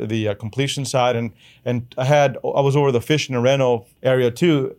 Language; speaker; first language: English; early bilingual, other home language; Spanish